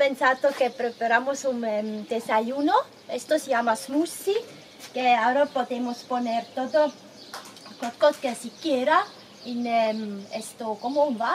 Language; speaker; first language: Spanish; non-native, learner; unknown